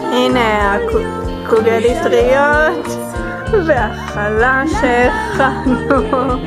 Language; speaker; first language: Hebrew; non-native, learner; English